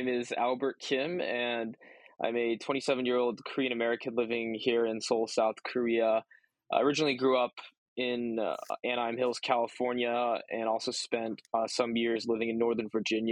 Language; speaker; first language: English; early bilingual, other home language; Korean